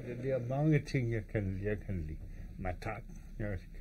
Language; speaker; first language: Danish; non-native, fluent; French